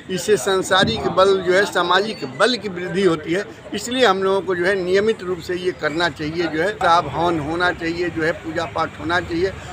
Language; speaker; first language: Hindi; native; Hindi